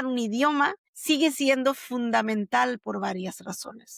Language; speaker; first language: Spanish; non-native, fluent; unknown